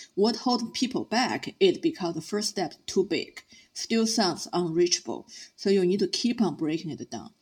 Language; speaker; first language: English; non-native, fluent; Chinese